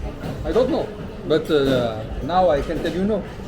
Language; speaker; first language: English; non-native, learner; French